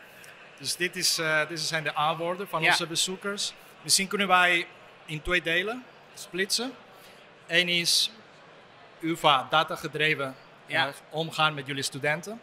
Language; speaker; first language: Dutch; non-native, fluent; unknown